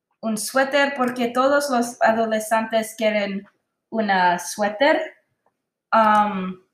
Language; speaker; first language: Spanish; non-native, learner; English